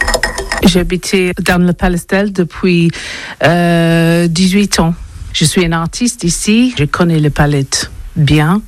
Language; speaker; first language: French; non-native, learner; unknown